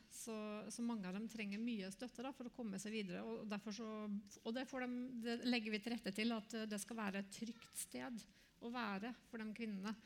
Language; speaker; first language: Norwegian; native; Norwegian